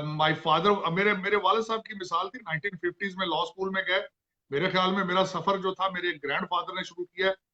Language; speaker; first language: Urdu; non-native, local second language; Punjabi